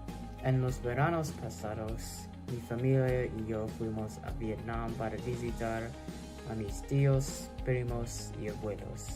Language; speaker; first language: Spanish; non-native, fluent; English